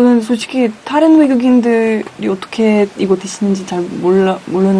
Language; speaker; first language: Korean; non-native, fluent; Russian